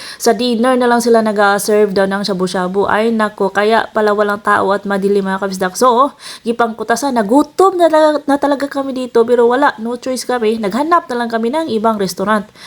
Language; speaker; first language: Filipino; non-native, local second language; Cebuano